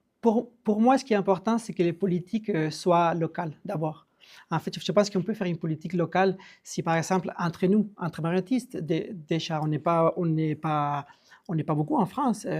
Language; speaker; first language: French; non-native, fluent; Spanish